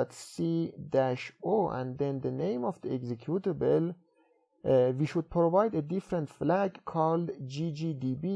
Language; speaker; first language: English; non-native, fluent; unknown